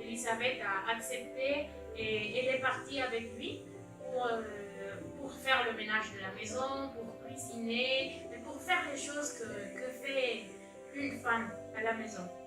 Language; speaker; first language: French; non-native, learner; Spanish